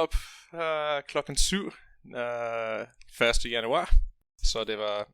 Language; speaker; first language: Danish; non-native, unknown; English